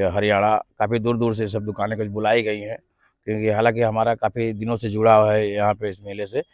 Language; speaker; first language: Hindi; native; Hindi